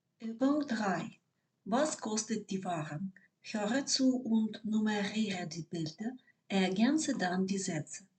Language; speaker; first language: German; non-native, fluent; Ukrainian